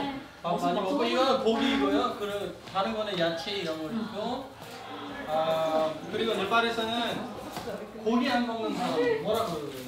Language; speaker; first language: Korean; non-native, fluent; Nepali